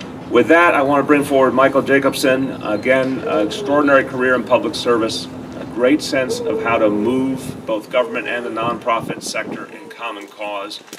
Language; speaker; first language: English; native; English